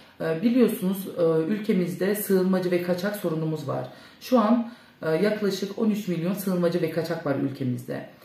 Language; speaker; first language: Turkish; early bilingual, heritage; Turkish